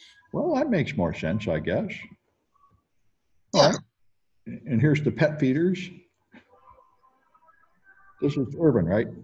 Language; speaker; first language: English; native; English